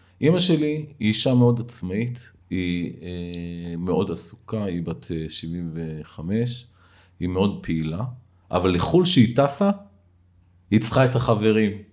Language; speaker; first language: Hebrew; native; Hebrew